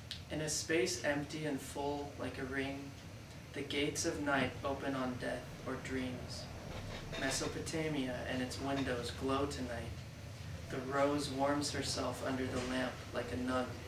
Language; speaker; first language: English; native; English